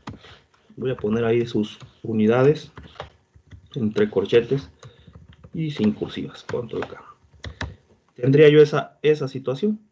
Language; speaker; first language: Spanish; native; Spanish